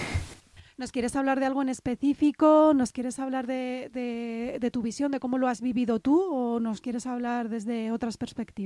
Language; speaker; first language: Spanish; native; Spanish